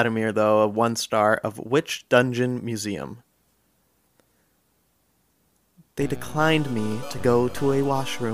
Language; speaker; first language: English; native; English